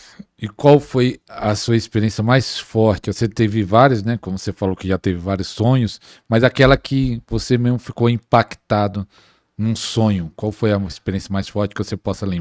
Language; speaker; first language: Portuguese; native; Portuguese